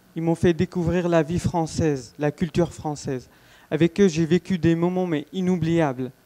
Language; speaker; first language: French; non-native, fluent; Arabic